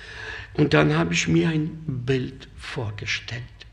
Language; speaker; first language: German; non-native, fluent; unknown